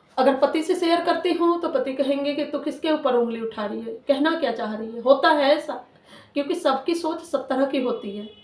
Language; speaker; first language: Hindi; native; Hindi